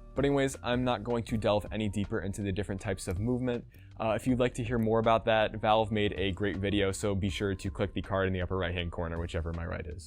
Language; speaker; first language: English; native; English